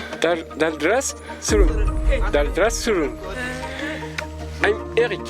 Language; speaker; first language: French; native; French